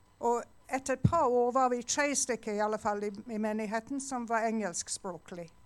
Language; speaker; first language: Norwegian; non-native, fluent; English